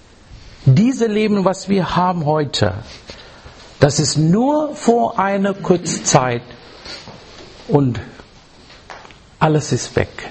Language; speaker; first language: German; non-native, learner; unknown